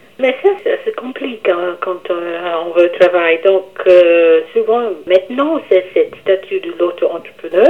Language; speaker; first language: French; non-native, fluent; English